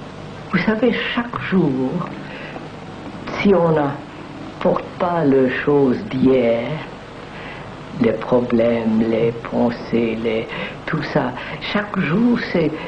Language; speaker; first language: French; non-native, fluent; Telugu